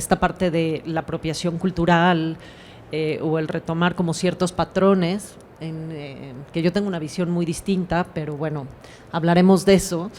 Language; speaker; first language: Spanish; native; Spanish